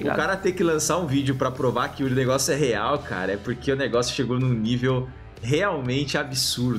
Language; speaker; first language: Portuguese; native; Portuguese